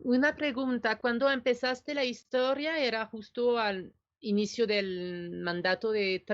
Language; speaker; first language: Spanish; non-native, fluent; French